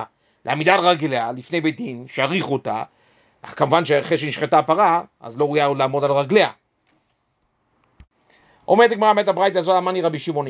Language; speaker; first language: Hebrew; native; Hebrew